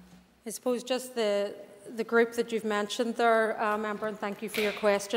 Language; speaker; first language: English; native; English